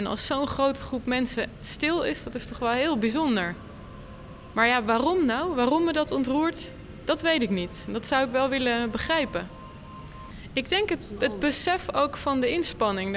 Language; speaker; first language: Dutch; native; Dutch